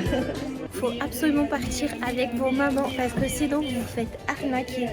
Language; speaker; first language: French; non-native, local second language; Arabic